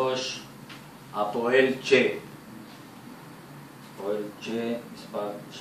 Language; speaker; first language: Hebrew; native; Hebrew